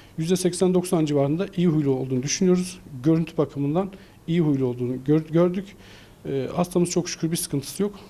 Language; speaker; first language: Turkish; native; Turkish